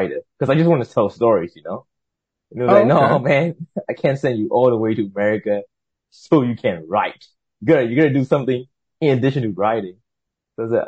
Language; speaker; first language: English; non-native, fluent; Burmese